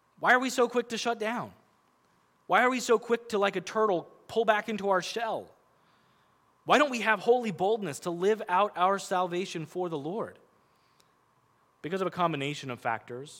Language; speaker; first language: English; native; English